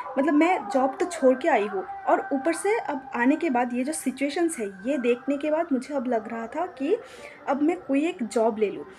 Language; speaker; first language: Hindi; non-native, local second language; Bangla